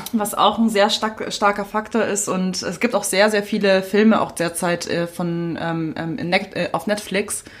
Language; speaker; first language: German; native; German